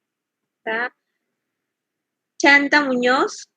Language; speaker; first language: Spanish; native; Spanish